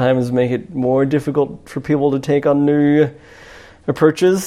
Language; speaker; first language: English; native; English